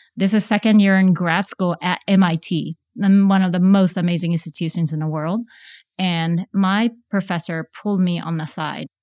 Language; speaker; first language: English; non-native, fluent; Japanese